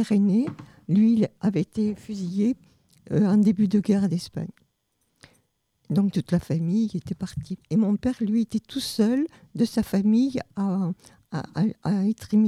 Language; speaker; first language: French; native; French